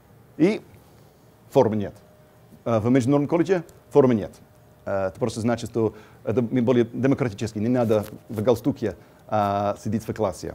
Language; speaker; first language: Russian; non-native, fluent; English